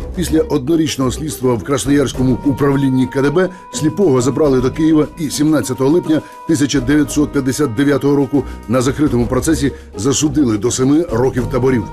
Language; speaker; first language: Ukrainian; native; Ukrainian